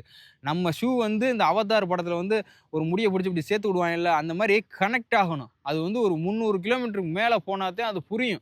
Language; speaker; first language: Tamil; native; Tamil